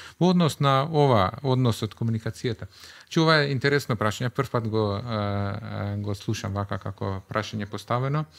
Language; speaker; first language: Macedonian; non-native, local second language; Albanian